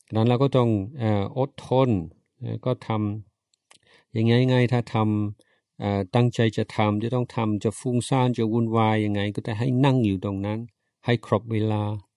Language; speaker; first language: Thai; non-native, fluent; English